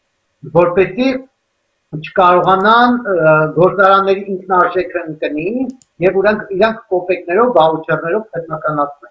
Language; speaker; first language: Armenian; native; Armenian